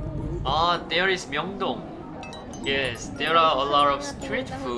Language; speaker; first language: English; non-native, learner; Korean